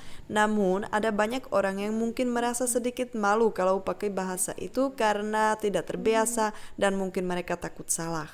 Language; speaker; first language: Indonesian; non-native, fluent; Czech